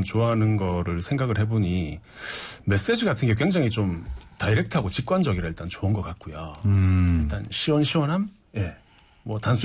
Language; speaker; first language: Korean; native; Korean